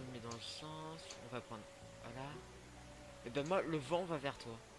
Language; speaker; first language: French; native; French